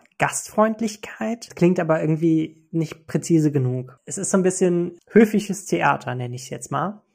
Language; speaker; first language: German; early bilingual, other home language; Turkish